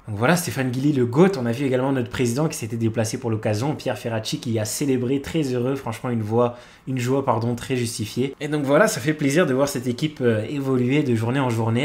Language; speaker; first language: French; native; French